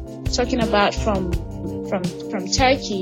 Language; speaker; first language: English; non-native, local second language; Hausa